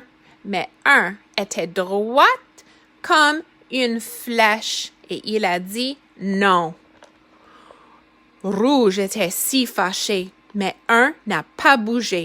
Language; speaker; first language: French; non-native, fluent; English